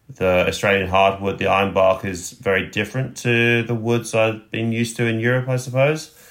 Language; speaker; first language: English; native; English